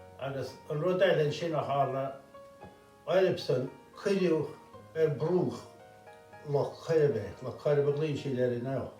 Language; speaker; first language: Irish; native; Irish